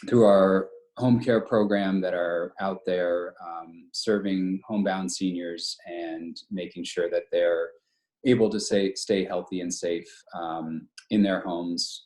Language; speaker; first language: English; native; English